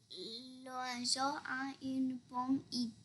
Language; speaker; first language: French; non-native, learner; English